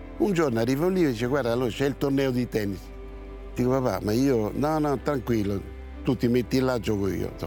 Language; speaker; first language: Italian; early bilingual, other home language; Russian